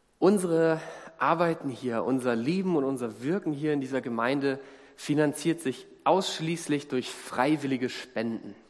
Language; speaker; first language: German; native; German